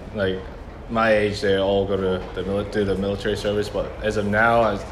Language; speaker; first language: English; early bilingual, other home language; Korean